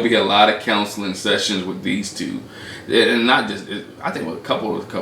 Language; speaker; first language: English; native; English